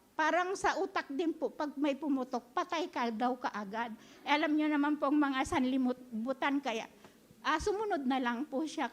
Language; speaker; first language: Filipino; native; Filipino